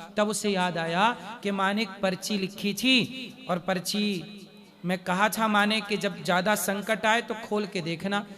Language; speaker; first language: Hindi; native; Hindi